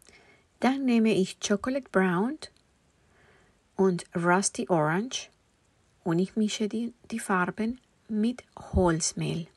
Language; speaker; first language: German; non-native, fluent; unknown